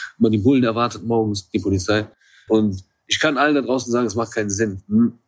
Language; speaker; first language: German; early bilingual, other home language; Kurdish